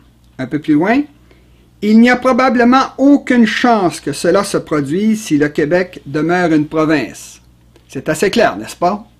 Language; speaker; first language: French; native; French